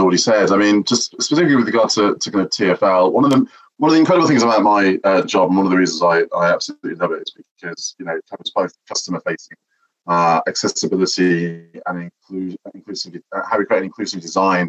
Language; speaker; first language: English; native; English